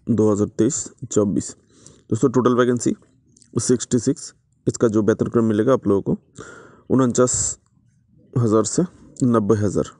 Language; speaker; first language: Hindi; native; Hindi